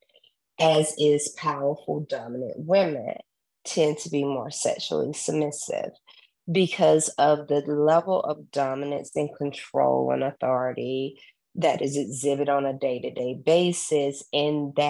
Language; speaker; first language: English; native; English